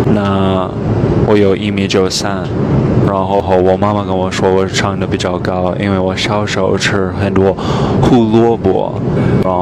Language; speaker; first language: Chinese; non-native, fluent; English